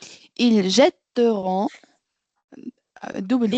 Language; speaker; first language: French; non-native, learner; Arabic